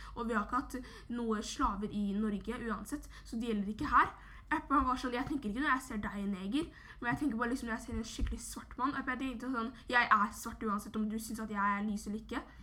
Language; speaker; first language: Norwegian; early bilingual, other home language; Somali